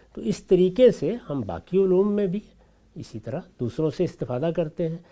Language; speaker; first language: Urdu; non-native, local second language; Punjabi